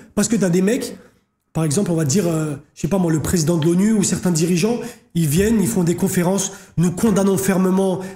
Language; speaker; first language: French; native; French